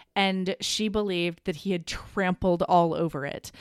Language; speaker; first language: English; native; English